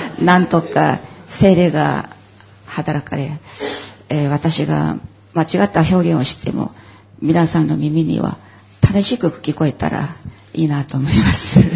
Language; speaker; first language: Japanese; non-native, fluent; Korean